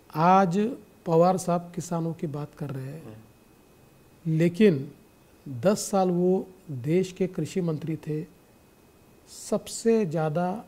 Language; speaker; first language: Hindi; non-native, local second language; Marathi